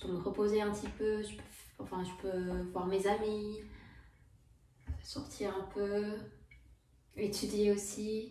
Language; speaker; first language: French; non-native, fluent; Korean